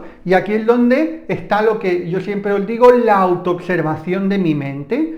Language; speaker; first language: Spanish; native; Spanish